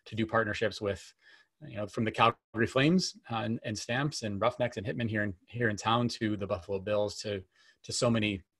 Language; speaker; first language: English; native; English